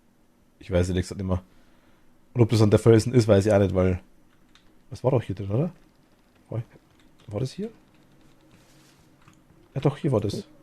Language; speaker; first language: German; native; German